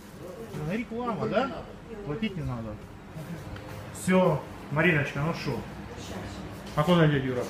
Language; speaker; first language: Russian; native; Russian